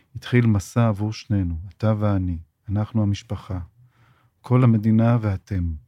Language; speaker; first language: Hebrew; native; Hebrew